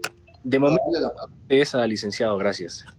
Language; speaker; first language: Spanish; native; Spanish